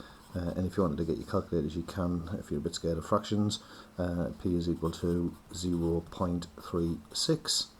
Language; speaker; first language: English; native; English